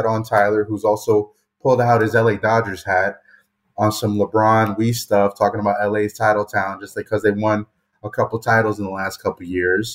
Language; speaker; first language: English; native; English